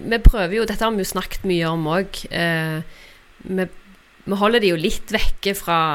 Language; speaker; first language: Norwegian; native; Norwegian